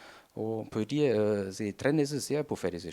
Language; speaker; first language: French; non-native, learner; German